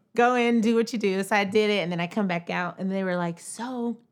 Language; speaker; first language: English; native; English